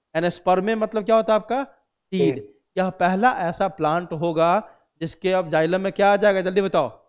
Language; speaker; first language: Hindi; native; Hindi